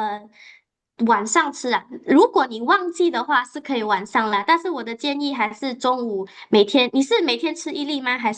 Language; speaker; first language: Chinese; native; Chinese